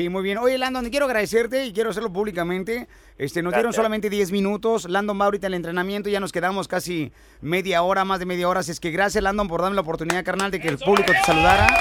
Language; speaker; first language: Spanish; native; Spanish